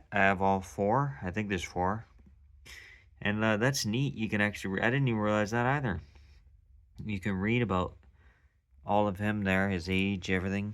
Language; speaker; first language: English; native; English